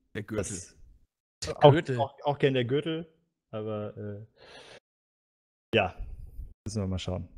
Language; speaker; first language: German; native; German